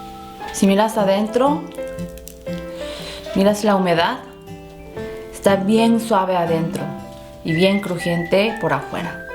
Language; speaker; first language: Spanish; non-native, fluent; Korean